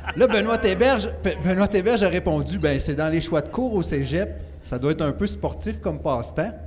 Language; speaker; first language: French; native; French